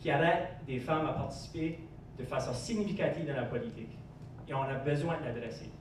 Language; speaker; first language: French; non-native, local second language; English